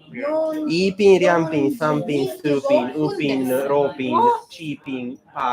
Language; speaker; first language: Japanese; non-native, fluent; English